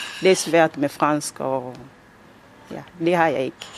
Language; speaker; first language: Danish; non-native, learner; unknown